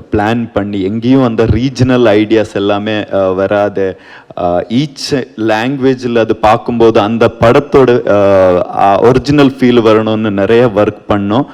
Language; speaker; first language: Tamil; non-native, learner; Kannada